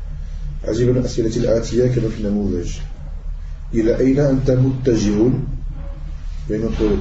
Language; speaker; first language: Arabic; non-native, fluent; French